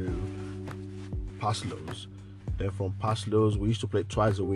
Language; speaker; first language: English; non-native, local second language; Yoruba